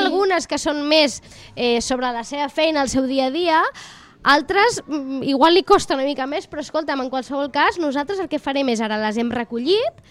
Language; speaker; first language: Catalan; native; Catalan